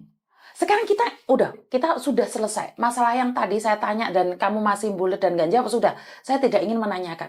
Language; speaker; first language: Malay; native; Malay